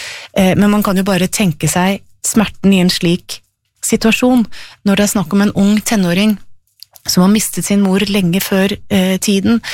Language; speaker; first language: Norwegian; native; Norwegian